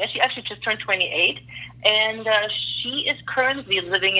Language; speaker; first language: English; non-native, fluent; German